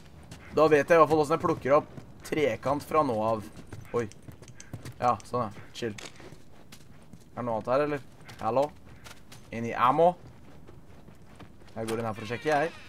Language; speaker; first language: Norwegian; native; Norwegian